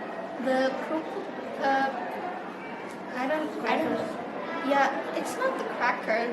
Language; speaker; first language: English; non-native, learner; Indonesian